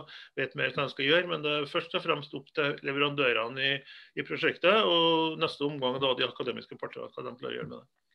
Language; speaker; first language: Norwegian; native; Norwegian